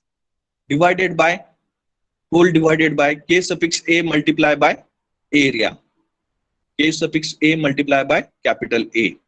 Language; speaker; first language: English; non-native, local second language; Hindi